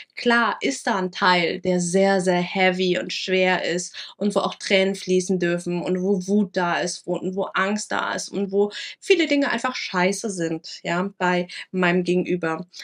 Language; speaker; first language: German; early bilingual, other home language; Vietnamese